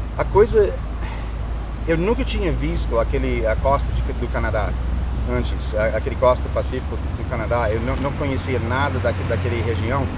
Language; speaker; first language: Portuguese; non-native, fluent; English